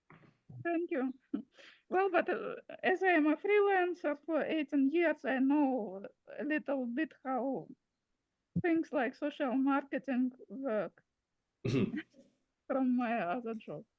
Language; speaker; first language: English; non-native, fluent; Russian